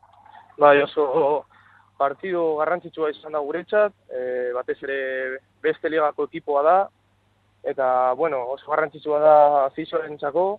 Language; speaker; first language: Basque; non-native, local second language; Spanish